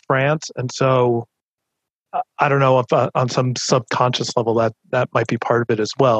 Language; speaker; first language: English; native; English